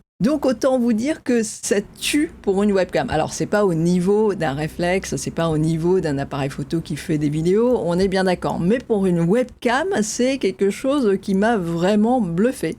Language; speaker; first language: French; native; French